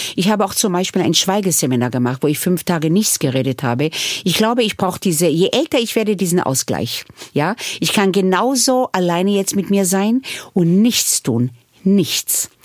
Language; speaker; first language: German; early bilingual, other home language; Hebrew